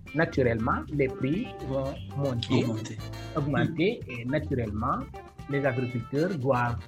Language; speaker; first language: French; non-native, local second language; Wolof